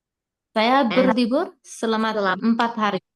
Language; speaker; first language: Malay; non-native, learner; English